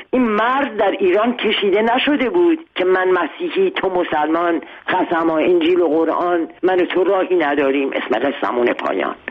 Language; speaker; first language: Persian; non-native, local second language; Armenian